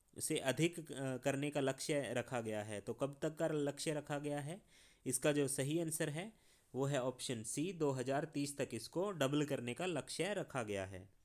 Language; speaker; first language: Hindi; non-native, local second language; Punjabi